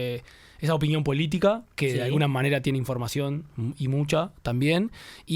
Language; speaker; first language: Spanish; native; Spanish